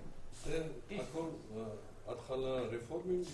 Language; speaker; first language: Hebrew; non-native, learner; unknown